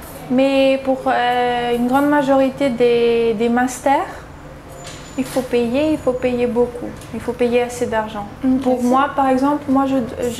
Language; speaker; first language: French; early bilingual, heritage; French